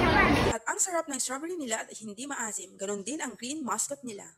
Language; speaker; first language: Filipino; native; Filipino